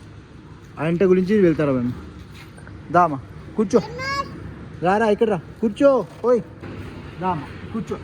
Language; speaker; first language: Telugu; non-native, learner; Hindi